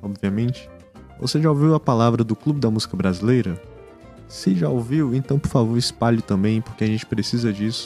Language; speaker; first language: Portuguese; native; Portuguese